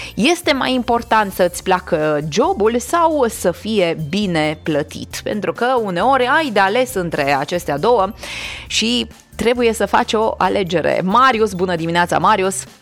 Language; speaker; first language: Romanian; native; Romanian